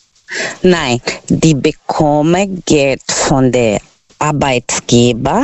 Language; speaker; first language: German; non-native, fluent; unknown